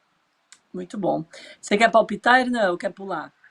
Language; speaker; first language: Portuguese; native; Portuguese